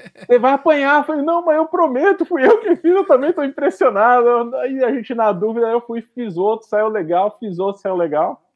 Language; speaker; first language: Portuguese; native; Portuguese